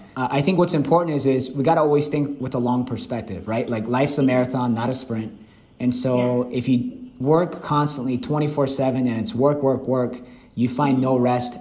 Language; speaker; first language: English; early bilingual, other home language; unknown